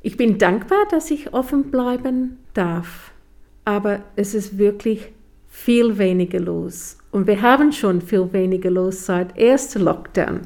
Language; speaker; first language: German; non-native, fluent; English